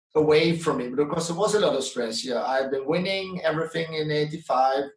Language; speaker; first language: English; non-native, fluent; Dutch